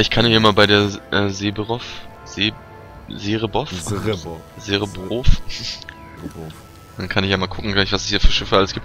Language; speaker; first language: German; native; German